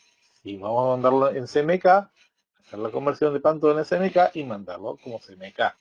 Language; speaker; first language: Spanish; native; Spanish